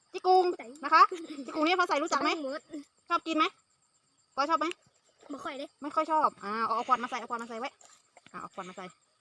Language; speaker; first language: Thai; native; Thai